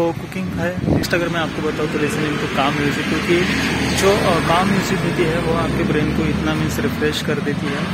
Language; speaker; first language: Hindi; non-native, local second language; Marathi